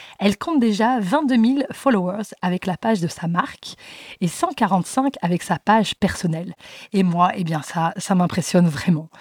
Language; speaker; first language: French; native; French